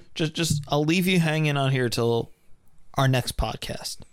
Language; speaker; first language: English; early bilingual, other home language; German